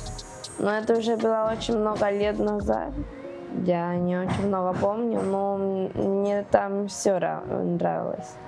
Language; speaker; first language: Russian; non-native, fluent; Spanish